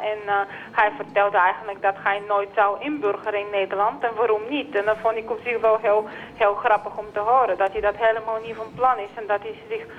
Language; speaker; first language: Dutch; non-native, fluent; Bulgarian